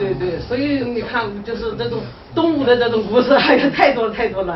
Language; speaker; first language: Chinese; native; Chinese